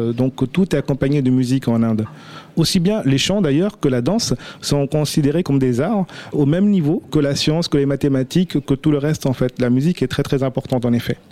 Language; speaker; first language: French; early bilingual, other home language; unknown